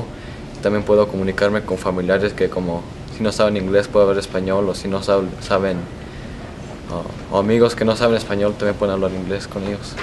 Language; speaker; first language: Spanish; early bilingual, other home language; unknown